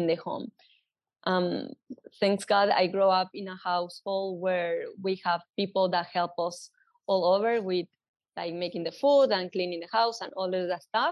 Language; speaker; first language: English; non-native, fluent; Spanish